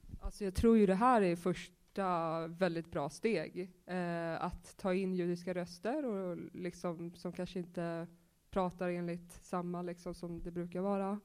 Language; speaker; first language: Swedish; native; Swedish